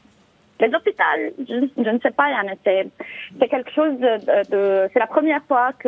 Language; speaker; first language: French; non-native, local second language; Arabic